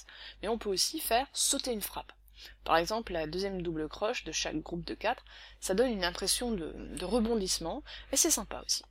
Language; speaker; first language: French; native; French